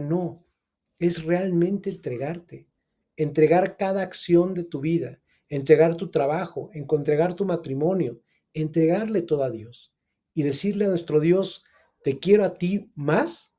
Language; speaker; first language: Spanish; native; Spanish